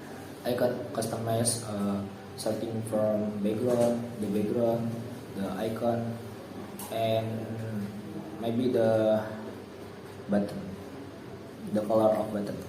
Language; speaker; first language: English; non-native, learner; Indonesian